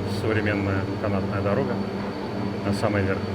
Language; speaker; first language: Russian; native; Russian